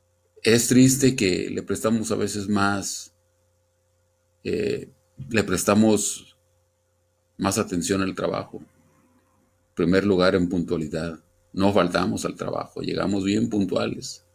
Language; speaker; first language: Spanish; native; Spanish